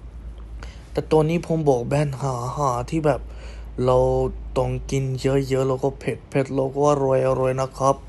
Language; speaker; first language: Thai; non-native, fluent; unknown